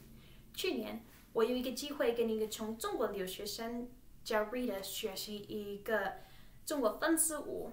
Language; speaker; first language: Chinese; non-native, learner; English